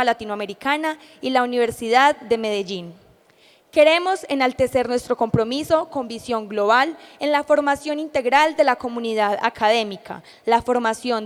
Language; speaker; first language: Spanish; native; Spanish